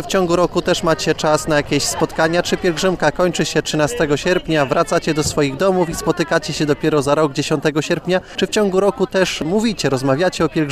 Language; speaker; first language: Polish; native; Polish